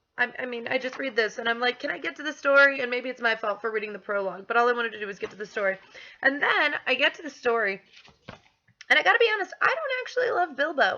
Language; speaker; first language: English; native; English